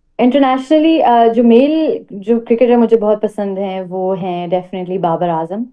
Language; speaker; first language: Urdu; native; Urdu